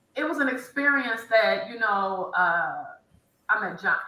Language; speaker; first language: English; native; English